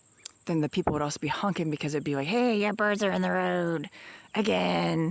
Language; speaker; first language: English; native; English